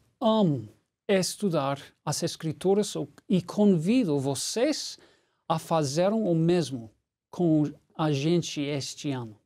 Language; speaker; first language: Portuguese; non-native, fluent; English